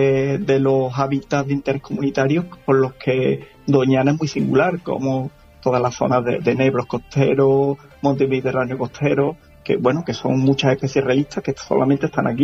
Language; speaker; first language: Spanish; native; Spanish